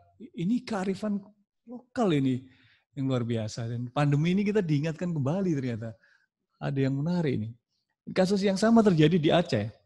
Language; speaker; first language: Indonesian; non-native, local second language; Javanese